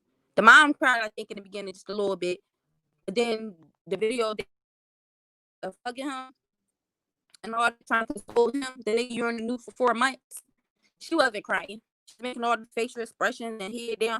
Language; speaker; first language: English; native; English